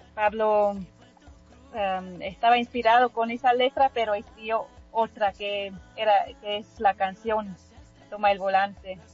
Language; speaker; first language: Spanish; non-native, fluent; German